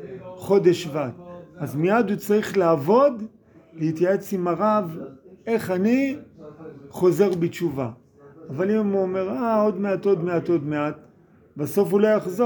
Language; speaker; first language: Hebrew; non-native, fluent; English